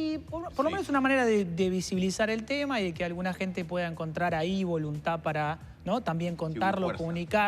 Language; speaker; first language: Spanish; native; Spanish